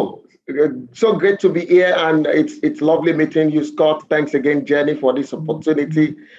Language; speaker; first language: English; non-native, local second language; Yoruba